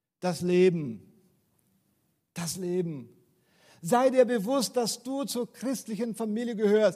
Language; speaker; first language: German; non-native, fluent; Portuguese